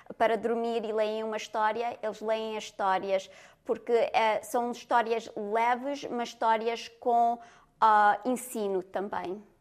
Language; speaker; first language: Portuguese; early bilingual, other home language; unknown